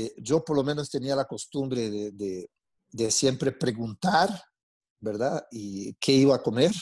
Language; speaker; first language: Spanish; non-native, fluent; Portuguese